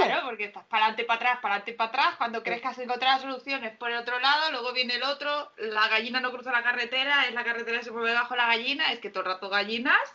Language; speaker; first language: Spanish; native; Spanish